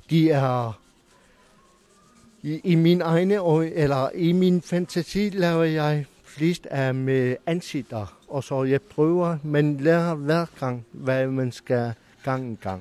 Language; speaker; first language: Danish; non-native, local second language; Kalaallisut